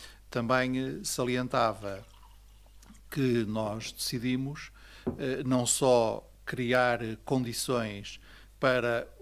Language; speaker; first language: Portuguese; native; Portuguese